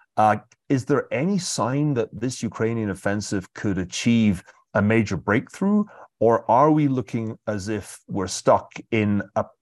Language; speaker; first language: English; native; English